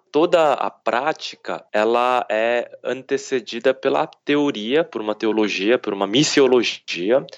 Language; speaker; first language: Portuguese; early bilingual, other home language; Korean